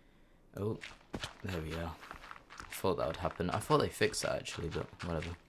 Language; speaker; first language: English; native; English